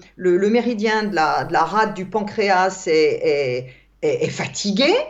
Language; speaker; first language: French; native; French